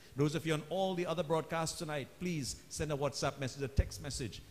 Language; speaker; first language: English; native; English